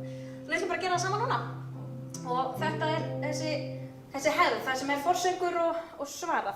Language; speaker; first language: Icelandic; native; Icelandic